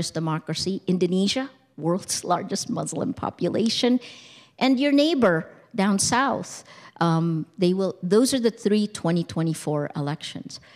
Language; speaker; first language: English; early bilingual, other home language; Filipino